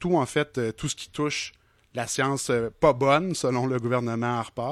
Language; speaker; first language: French; native; French